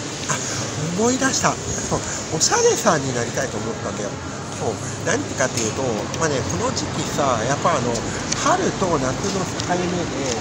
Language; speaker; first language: Japanese; native; Japanese